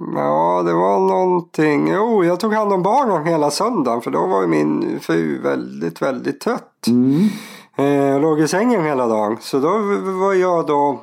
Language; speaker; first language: Swedish; native; Swedish